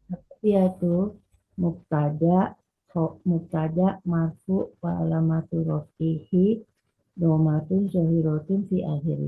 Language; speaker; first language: Arabic; non-native, learner; Indonesian